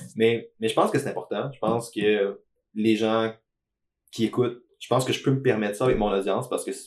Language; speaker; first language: French; native; French